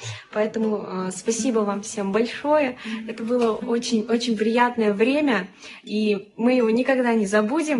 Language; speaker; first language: Russian; native; Russian